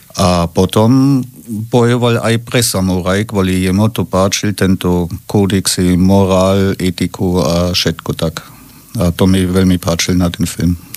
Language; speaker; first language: Slovak; non-native, learner; German